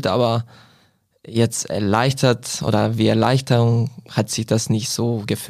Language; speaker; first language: German; non-native, fluent; Croatian